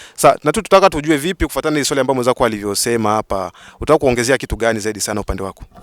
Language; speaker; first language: Swahili; native; Swahili